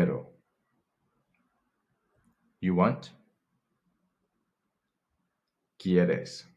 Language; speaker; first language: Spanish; non-native, fluent; English